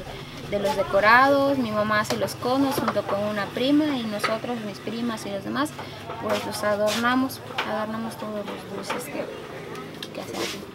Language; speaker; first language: Spanish; native; Spanish